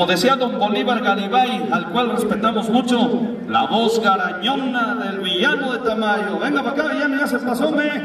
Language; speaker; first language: Spanish; native; Spanish